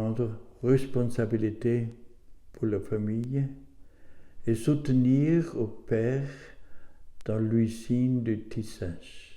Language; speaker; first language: French; non-native, learner; German